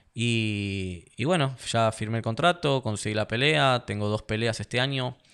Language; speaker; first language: Spanish; native; Spanish